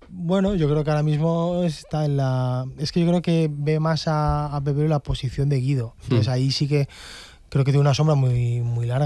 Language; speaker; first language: Spanish; native; Spanish